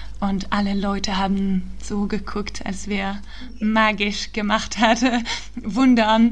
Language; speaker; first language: German; early bilingual, heritage; German